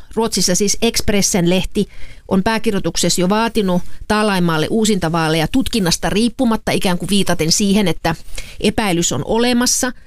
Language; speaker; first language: Finnish; native; Finnish